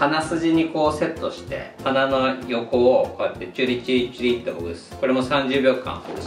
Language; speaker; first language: Japanese; native; Japanese